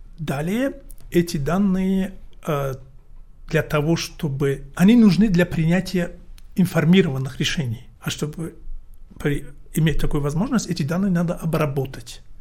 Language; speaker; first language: Russian; non-native, local second language; Tajik